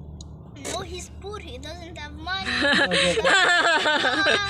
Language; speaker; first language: English; non-native, learner; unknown